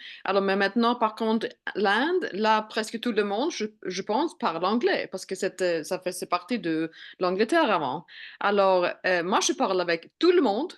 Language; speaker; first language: French; non-native, fluent; Swedish